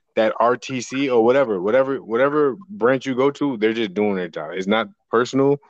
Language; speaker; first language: English; native; English